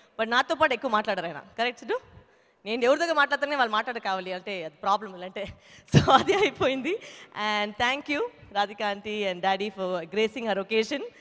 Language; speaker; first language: Telugu; non-native, fluent; Tamil